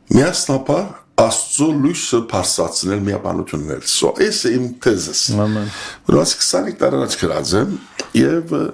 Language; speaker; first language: Armenian; early bilingual, heritage; Armenian